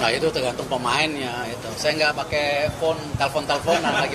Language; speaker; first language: Indonesian; native; Indonesian